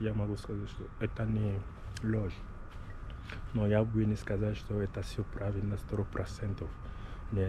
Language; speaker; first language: Russian; non-native, learner; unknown